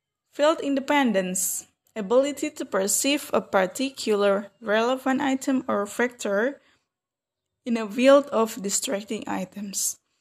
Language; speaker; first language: English; non-native, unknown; Indonesian